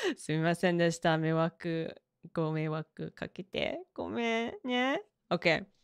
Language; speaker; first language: Japanese; non-native, fluent; English